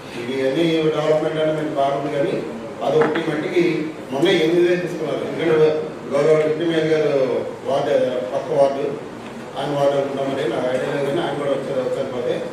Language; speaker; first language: Telugu; native; Telugu